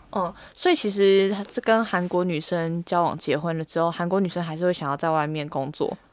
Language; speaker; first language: Chinese; native; Chinese